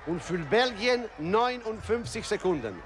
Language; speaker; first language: German; non-native, fluent; Italian